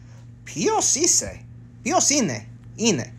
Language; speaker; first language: Greek; non-native, learner; English